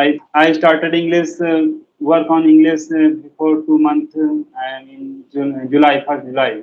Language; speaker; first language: English; non-native, learner; Hindi